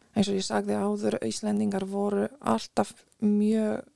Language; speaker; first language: Icelandic; non-native, fluent; Polish